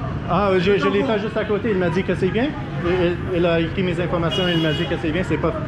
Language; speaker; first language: French; non-native, local second language; English